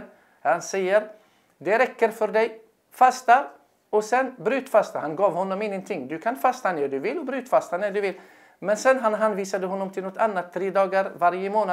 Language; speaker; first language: Swedish; non-native, fluent; Arabic